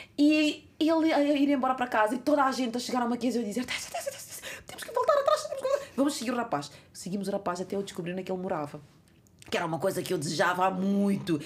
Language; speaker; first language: Portuguese; non-native, local second language; Kabuverdianu